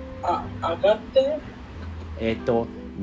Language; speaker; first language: Japanese; non-native, learner; English